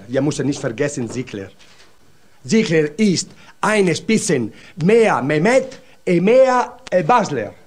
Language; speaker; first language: German; non-native, learner; Italian